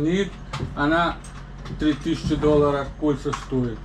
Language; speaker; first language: Russian; non-native, learner; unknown